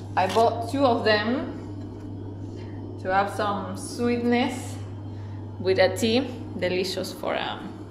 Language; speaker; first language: English; non-native, fluent; Spanish